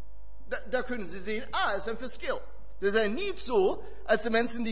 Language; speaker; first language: Dutch; non-native, fluent; German